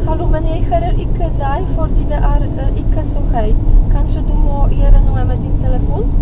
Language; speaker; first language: Norwegian; non-native, learner; Polish